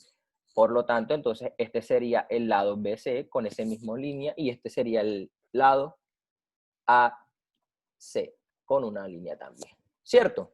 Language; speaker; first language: Spanish; native; Spanish